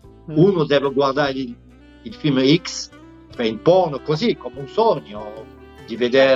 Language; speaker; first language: Italian; non-native, fluent; French